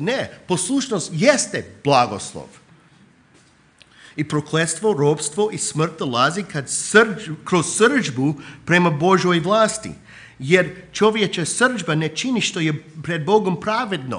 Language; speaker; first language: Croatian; non-native, fluent; English